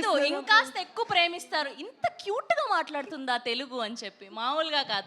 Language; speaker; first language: Telugu; native; Telugu